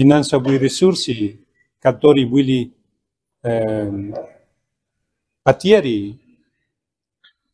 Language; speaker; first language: Russian; non-native, fluent; Spanish